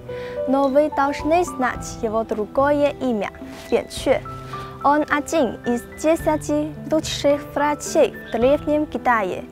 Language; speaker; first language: Russian; non-native, learner; Chinese